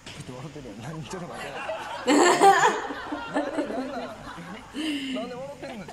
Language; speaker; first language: Japanese; native; Japanese